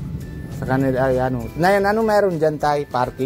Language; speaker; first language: Filipino; non-native, fluent; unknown